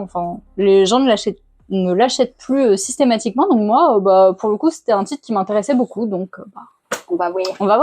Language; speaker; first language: French; native; French